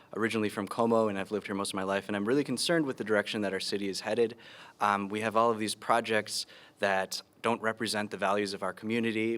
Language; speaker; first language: English; early bilingual, other home language; Spanish